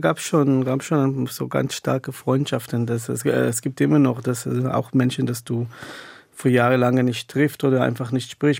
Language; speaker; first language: German; non-native, fluent; Hebrew